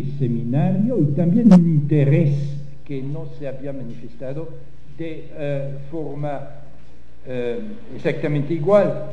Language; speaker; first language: Spanish; non-native, fluent; French